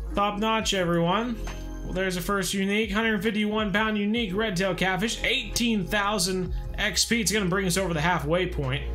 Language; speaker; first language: English; native; English